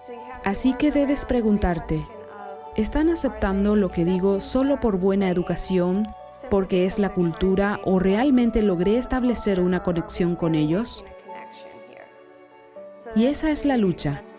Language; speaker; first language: Spanish; non-native, fluent; English